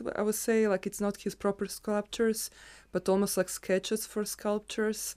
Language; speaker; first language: English; non-native, fluent; Serbian